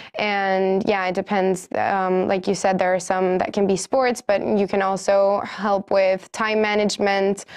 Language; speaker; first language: English; non-native, fluent; Spanish